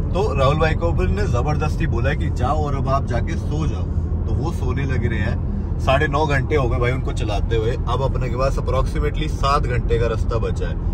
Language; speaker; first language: Hindi; native; Hindi